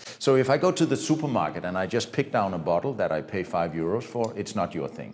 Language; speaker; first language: English; non-native, fluent; Danish